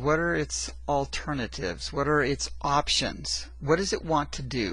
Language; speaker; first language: English; native; English